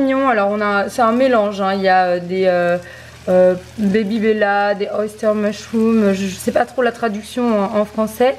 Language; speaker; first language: French; native; French